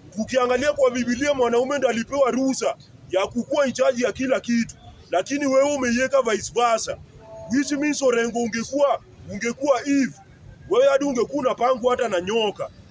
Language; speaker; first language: Swahili; native; Swahili